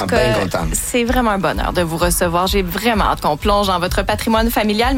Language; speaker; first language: French; native; French